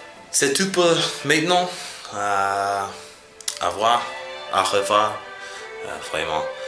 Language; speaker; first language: French; non-native, learner; English